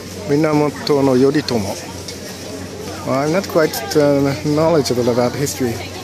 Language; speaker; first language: English; non-native, fluent; Japanese